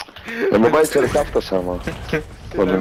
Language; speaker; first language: Hebrew; native; Hebrew